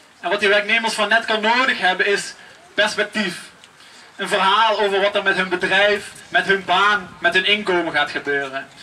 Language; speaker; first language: Dutch; native; Dutch